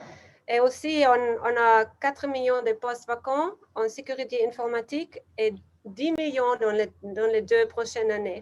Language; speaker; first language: French; non-native, learner; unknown